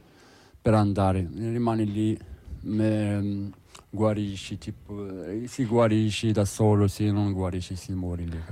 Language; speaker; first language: Italian; non-native, learner; Arabic